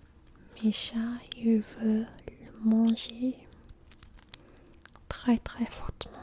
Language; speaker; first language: French; non-native, learner; English